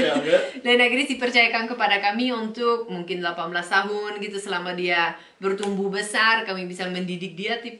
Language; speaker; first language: Indonesian; non-native, fluent; Dutch